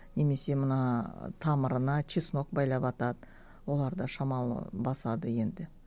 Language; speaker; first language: Kazakh; native; Kazakh